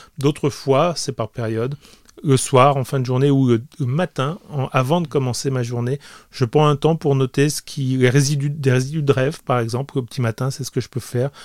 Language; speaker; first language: French; native; French